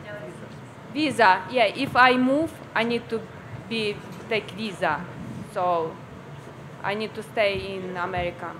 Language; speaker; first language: English; non-native, learner; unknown